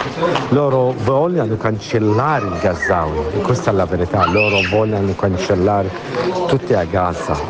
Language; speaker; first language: Italian; non-native, learner; Arabic